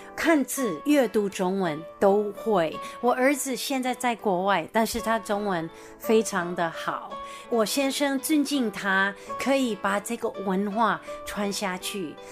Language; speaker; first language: Chinese; non-native, fluent; English